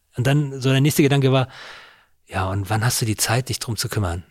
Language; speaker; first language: German; native; German